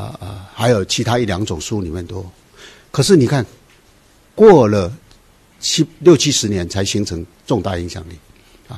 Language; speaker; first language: Chinese; native; Chinese